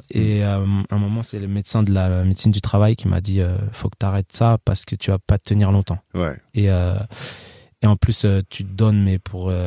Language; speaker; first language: French; native; French